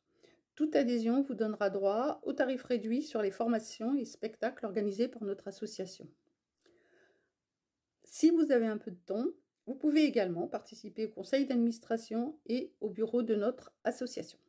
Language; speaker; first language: French; native; French